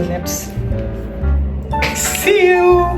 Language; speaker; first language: English; non-native, local second language; Filipino